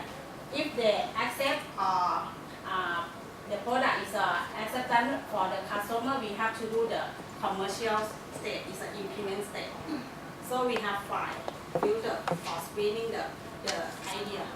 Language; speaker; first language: English; non-native, learner; Thai